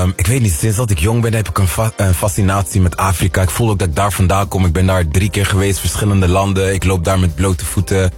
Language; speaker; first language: Dutch; non-native, local second language; Papiamento